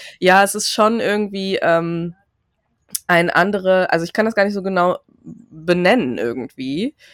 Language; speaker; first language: German; early bilingual, other home language; Turkish